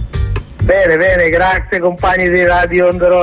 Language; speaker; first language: Italian; non-native, learner; Sinhala